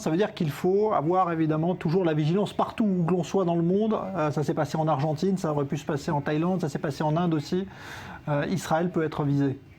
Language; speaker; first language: French; native; French